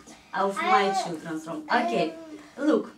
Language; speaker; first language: English; non-native, fluent; Russian